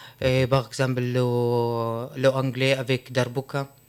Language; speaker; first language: French; non-native, learner; Arabic